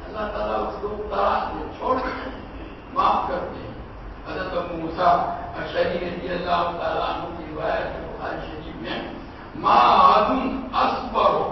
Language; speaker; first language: Urdu; non-native, local second language; Gujarati